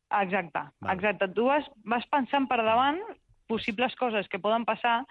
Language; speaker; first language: Catalan; early bilingual, other home language; Spanish